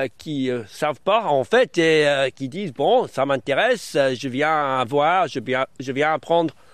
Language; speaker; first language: French; early bilingual, other home language; English